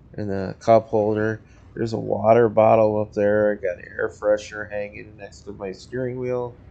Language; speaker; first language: English; native; English